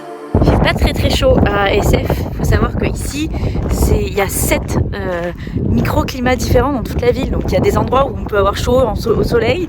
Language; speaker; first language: French; native; French